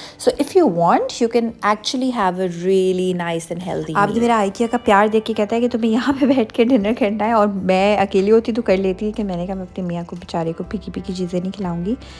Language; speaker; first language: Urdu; native; Urdu